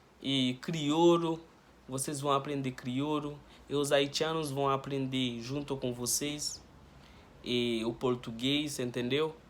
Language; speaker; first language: Portuguese; non-native, learner; Haitian Creole